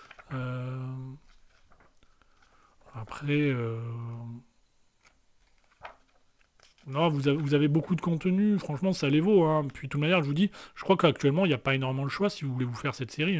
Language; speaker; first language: French; native; French